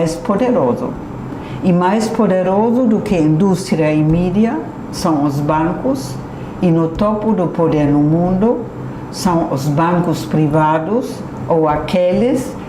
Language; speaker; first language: Portuguese; non-native, fluent; German